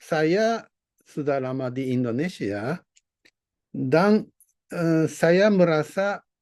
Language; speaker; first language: Indonesian; non-native, learner; Japanese